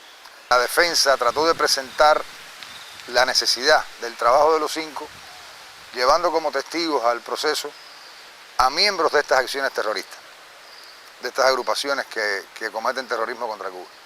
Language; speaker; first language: Spanish; native; Spanish